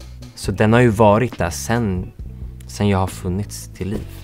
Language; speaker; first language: Swedish; early bilingual, other home language; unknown